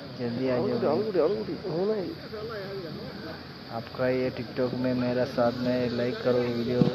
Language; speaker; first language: Hindi; non-native, local second language; Malayalam